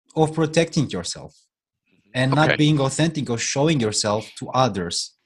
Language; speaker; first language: English; non-native, fluent; Romanian